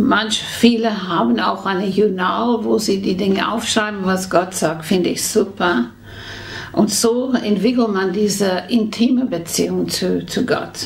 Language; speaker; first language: German; non-native, fluent; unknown